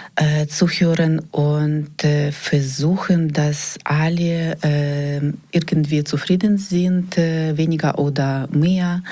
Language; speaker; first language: German; non-native, learner; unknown